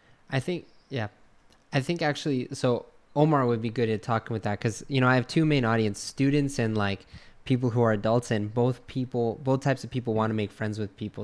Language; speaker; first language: English; native; English